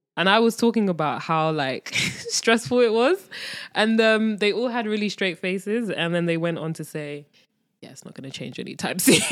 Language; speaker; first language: English; native; English